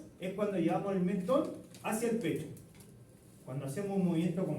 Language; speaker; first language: Spanish; native; Spanish